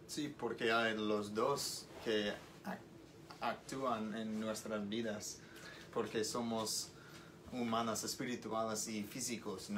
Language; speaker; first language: Spanish; non-native, learner; English